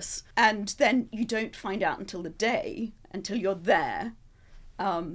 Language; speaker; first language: English; native; English